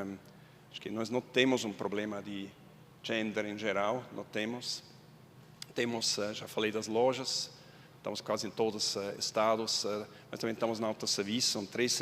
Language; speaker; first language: Portuguese; non-native, fluent; Swiss German